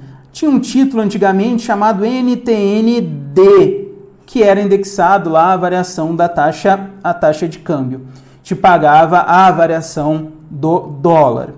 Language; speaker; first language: Portuguese; native; Portuguese